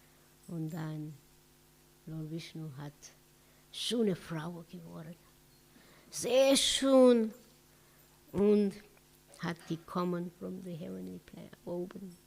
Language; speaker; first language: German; non-native, learner; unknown